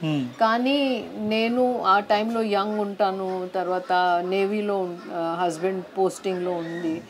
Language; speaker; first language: Telugu; non-native, learner; Hindi